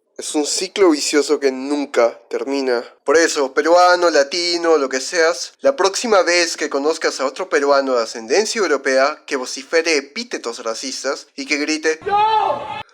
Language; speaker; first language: Spanish; native; Spanish